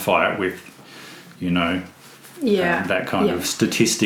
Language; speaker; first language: English; native; English